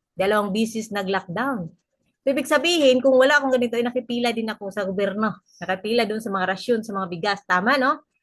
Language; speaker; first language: Filipino; non-native, local second language; Cebuano